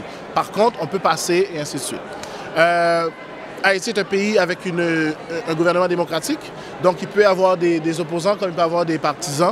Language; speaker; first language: French; non-native, local second language; Haitian Creole